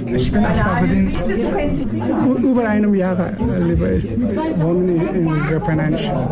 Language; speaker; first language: German; non-native, learner; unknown